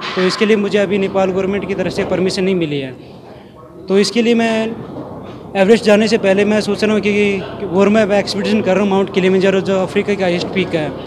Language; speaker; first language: Hindi; native; Hindi